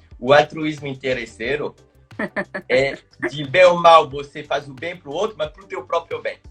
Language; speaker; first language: Portuguese; non-native, fluent; French